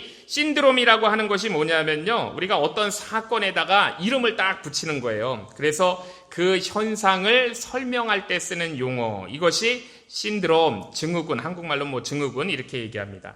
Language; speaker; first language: Korean; native; Korean